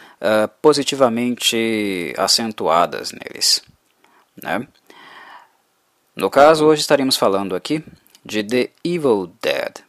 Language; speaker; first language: Portuguese; native; Portuguese